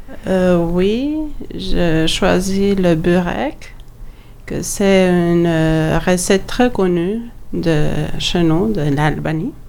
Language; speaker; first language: French; non-native, learner; Albanian